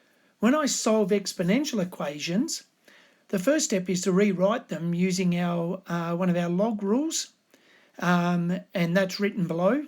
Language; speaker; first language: English; native; English